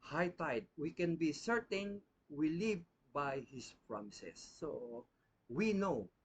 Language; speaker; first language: English; non-native, local second language; Filipino